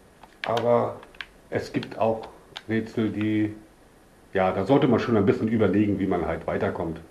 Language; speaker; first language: German; native; German